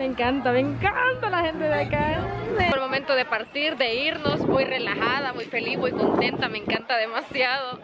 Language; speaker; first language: Spanish; native; Spanish